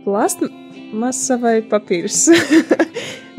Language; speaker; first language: Latvian; native; Latvian